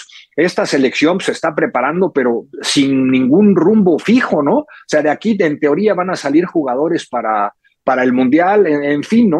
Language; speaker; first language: Spanish; native; Spanish